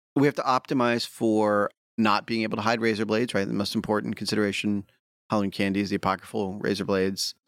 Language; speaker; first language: English; native; English